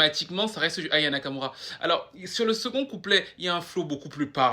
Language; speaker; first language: French; native; French